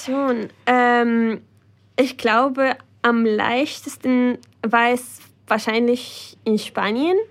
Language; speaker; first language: German; non-native, fluent; Ukrainian